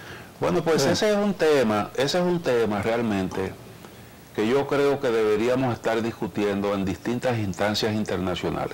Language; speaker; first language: Spanish; native; Spanish